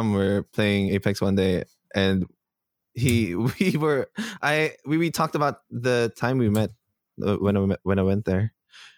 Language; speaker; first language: English; non-native, local second language; Filipino